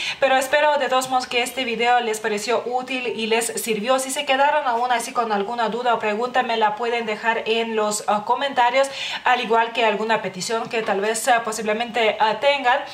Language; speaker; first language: Spanish; non-native, fluent; Lithuanian